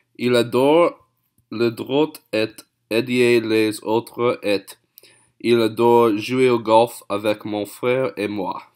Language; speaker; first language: French; non-native, learner; English